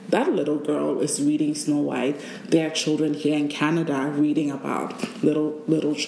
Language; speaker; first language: English; non-native, local second language; Akan